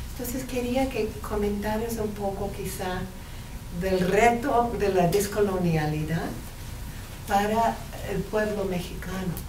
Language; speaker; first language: Spanish; non-native, fluent; English